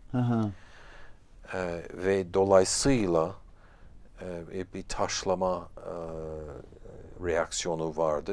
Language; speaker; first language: Turkish; non-native, fluent; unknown